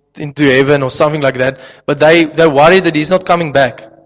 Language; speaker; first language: English; non-native, local second language; Afrikaans